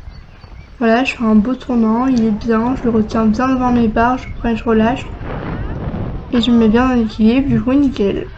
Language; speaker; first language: French; native; French